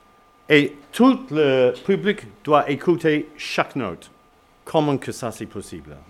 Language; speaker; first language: French; non-native, learner; English